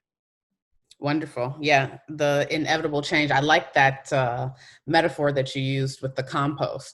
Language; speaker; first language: English; native; English